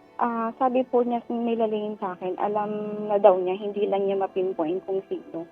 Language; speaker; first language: Filipino; native; Filipino